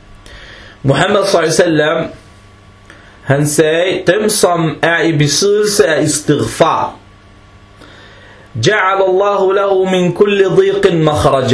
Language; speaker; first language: Danish; early bilingual, other home language; Arabic